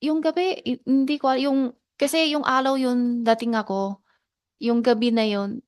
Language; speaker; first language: Filipino; non-native, learner; Chinese